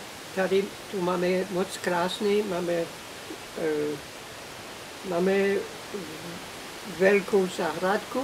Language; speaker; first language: Czech; non-native, learner; English